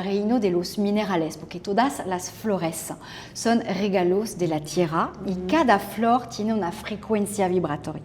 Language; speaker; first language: Spanish; non-native, fluent; French